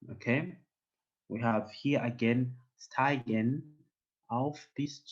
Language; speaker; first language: German; non-native, learner; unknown